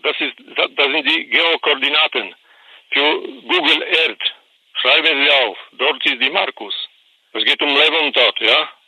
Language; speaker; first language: German; non-native, learner; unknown